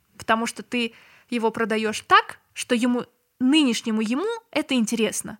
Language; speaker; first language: Russian; non-native, local second language; Turkmen